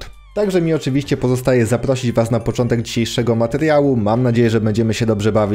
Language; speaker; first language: Polish; native; Polish